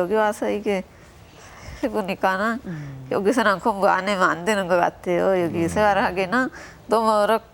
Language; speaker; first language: Korean; non-native, learner; Sinhala